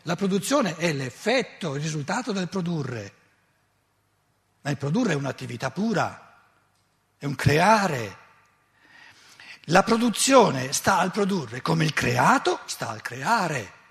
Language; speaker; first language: Italian; native; Italian